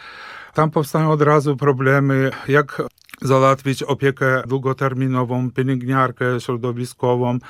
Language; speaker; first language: Polish; early bilingual, heritage; Polish